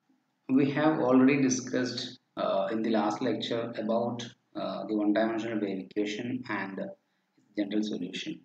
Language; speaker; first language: English; non-native, local second language; Malayalam